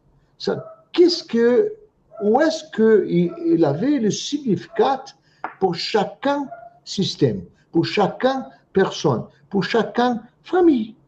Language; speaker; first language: French; non-native, fluent; Portuguese